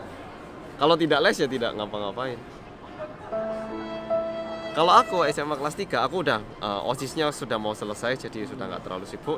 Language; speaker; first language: Indonesian; early bilingual, other home language; Korean